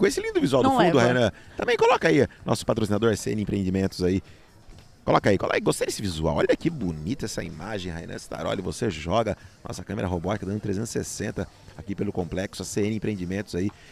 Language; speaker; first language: Portuguese; native; Portuguese